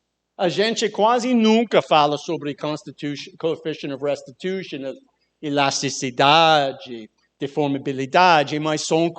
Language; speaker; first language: Portuguese; non-native, learner; English